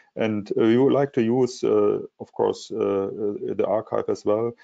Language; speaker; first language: English; non-native, fluent; German